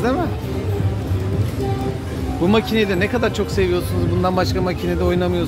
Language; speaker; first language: Turkish; native; Turkish